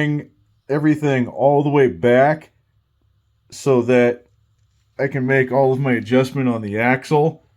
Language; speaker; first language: English; native; English